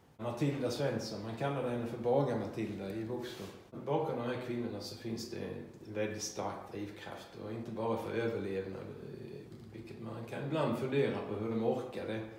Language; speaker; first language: Swedish; native; Swedish